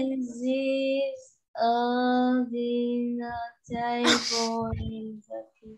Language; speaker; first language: English; non-native, learner; Vietnamese